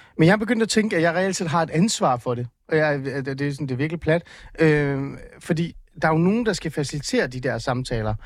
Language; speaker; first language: Danish; early bilingual, other home language; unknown